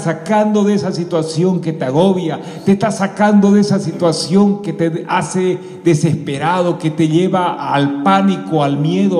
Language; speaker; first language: Spanish; native; Spanish